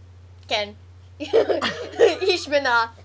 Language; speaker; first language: Hebrew; non-native, learner; English